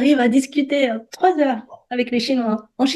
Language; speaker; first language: French; non-native, fluent; Chinese